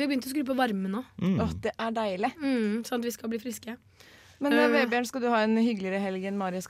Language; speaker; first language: Norwegian; native; Norwegian